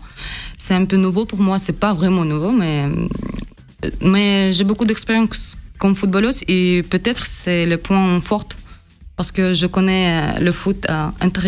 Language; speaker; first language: French; non-native, learner; Russian